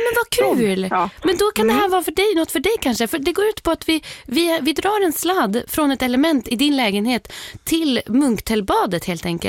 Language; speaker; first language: Swedish; native; Swedish